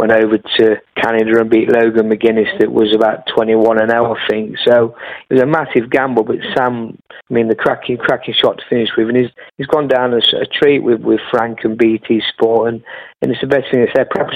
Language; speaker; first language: English; native; English